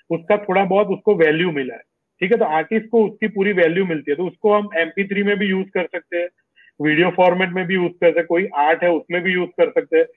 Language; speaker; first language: Hindi; non-native, local second language; Gujarati